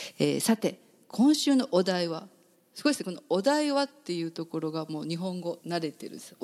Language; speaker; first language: Japanese; native; Japanese